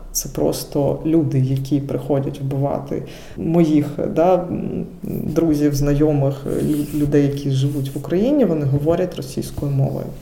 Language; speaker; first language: Ukrainian; native; Ukrainian